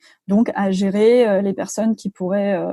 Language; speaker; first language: French; native; French